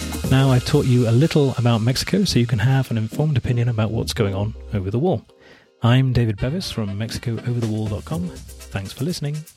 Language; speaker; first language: English; native; English